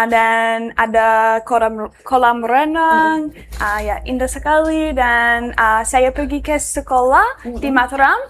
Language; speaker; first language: Indonesian; non-native, learner; English